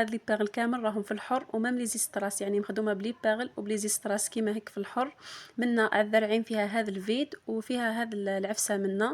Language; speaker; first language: Arabic; native; Arabic